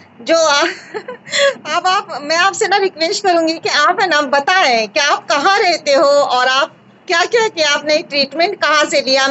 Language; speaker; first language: Hindi; native; Hindi